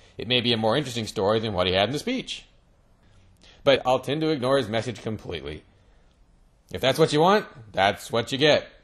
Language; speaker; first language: English; native; English